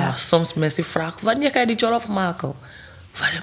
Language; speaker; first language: Dutch; non-native, learner; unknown